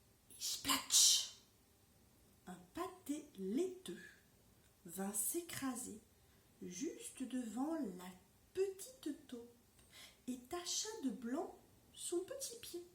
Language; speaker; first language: French; native; French